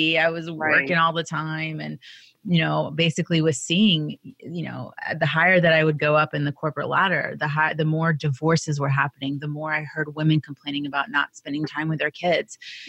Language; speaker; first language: English; native; English